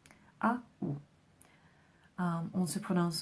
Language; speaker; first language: French; non-native, fluent; English